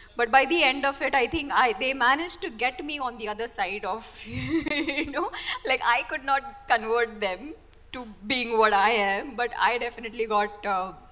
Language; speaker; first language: English; non-native, local second language; Marathi